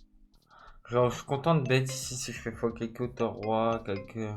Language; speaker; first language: French; native; French